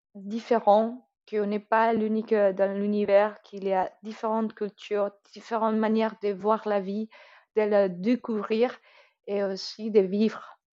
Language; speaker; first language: French; non-native, fluent; Spanish